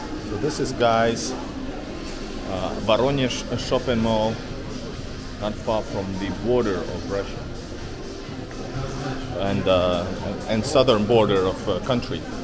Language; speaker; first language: English; non-native, fluent; Russian